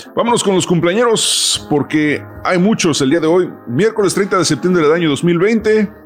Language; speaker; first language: Spanish; early bilingual, heritage; Spanish